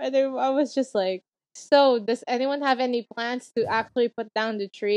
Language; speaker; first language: English; non-native, local second language; Filipino